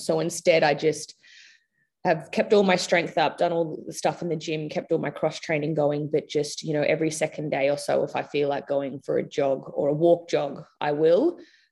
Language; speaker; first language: English; native; English